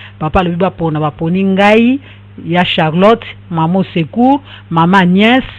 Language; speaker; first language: Lingala; non-native, local second language; Kongo